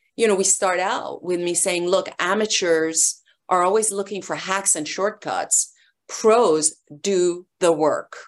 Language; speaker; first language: English; early bilingual, other home language; Persian